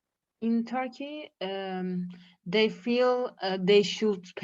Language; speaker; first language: English; non-native, learner; Turkish